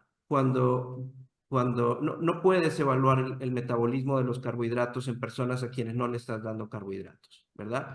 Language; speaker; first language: Spanish; native; Spanish